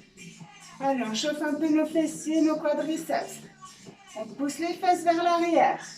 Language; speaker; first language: French; native; French